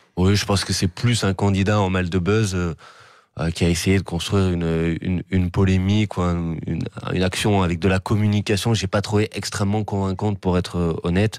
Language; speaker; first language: French; native; French